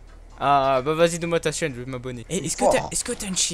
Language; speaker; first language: French; native; French